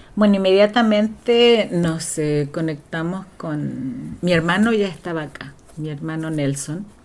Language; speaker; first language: Spanish; native; Spanish